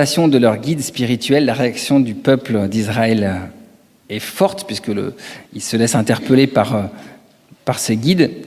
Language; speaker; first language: French; native; French